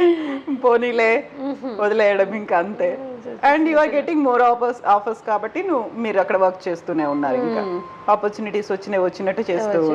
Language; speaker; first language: Telugu; native; Telugu